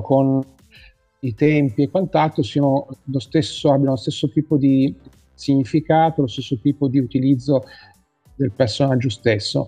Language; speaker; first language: Italian; native; Italian